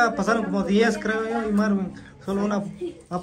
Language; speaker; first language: Spanish; native; Spanish